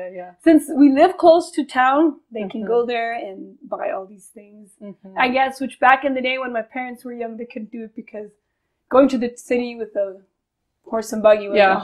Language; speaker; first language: English; non-native, fluent; Spanish